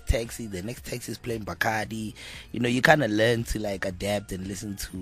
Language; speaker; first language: English; non-native, local second language; Tswana